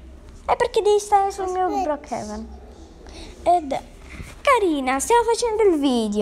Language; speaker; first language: Italian; native; Italian